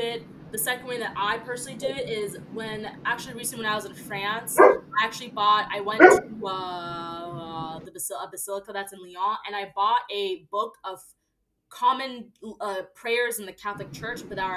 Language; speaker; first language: English; early bilingual, other home language; French